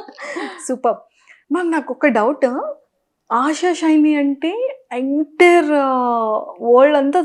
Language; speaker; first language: Telugu; native; Telugu